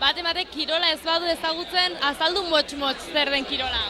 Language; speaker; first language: Basque; native; Basque